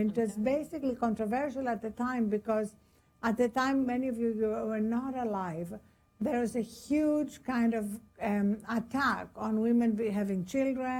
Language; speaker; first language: English; non-native, fluent; Greek